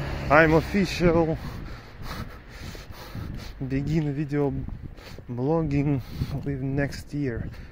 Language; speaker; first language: English; non-native, learner; Russian